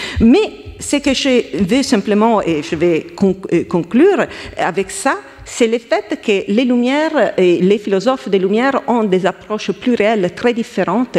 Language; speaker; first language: French; non-native, fluent; Italian